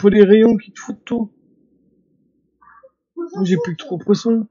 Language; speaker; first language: French; native; French